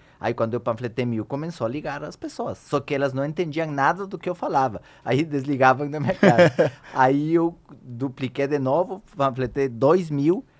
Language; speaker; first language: Portuguese; non-native, fluent; Spanish